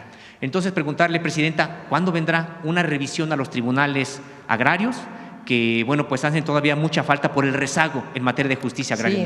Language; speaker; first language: Spanish; native; Spanish